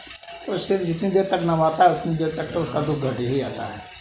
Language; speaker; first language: Hindi; native; Hindi